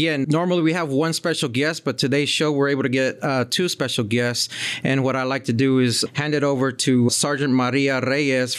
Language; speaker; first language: English; early bilingual, other home language; Spanish